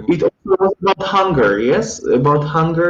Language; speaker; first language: English; non-native, fluent; Ukrainian